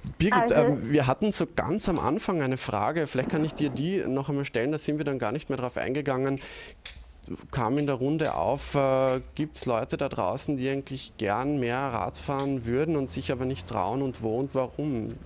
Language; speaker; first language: German; native; German